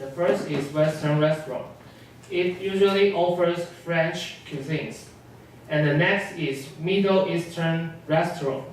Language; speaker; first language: English; non-native, learner; Chinese